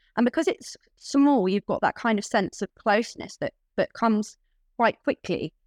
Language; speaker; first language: English; native; English